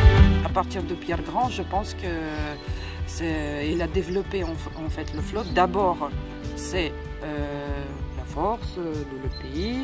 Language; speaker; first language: French; non-native, fluent; Russian